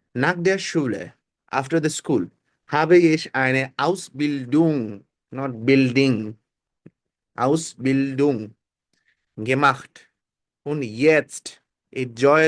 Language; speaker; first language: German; non-native, fluent; Bangla